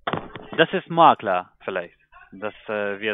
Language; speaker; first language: German; non-native, learner; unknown